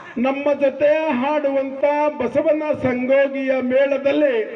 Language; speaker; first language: Kannada; native; Kannada